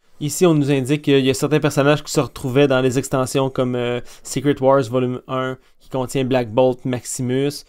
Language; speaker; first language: French; native; French